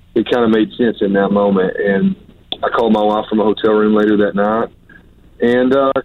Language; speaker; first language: English; native; English